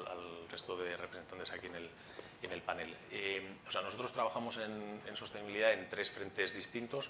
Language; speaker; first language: Spanish; native; Spanish